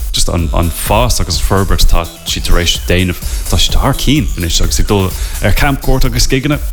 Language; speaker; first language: Irish; non-native, local second language; English